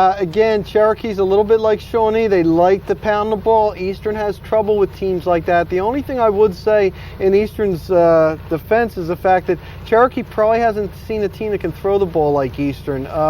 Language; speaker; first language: English; native; English